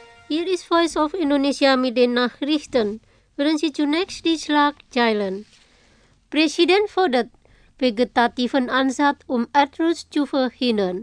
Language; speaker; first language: German; non-native, fluent; Indonesian